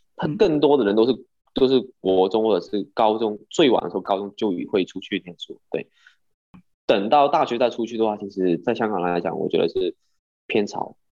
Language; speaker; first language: Chinese; non-native, local second language; Cantonese